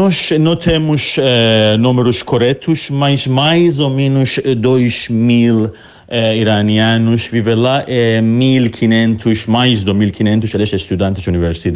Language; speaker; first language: Portuguese; non-native, learner; Persian